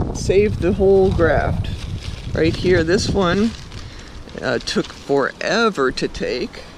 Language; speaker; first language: English; native; English